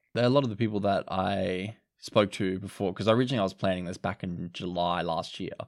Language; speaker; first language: English; native; English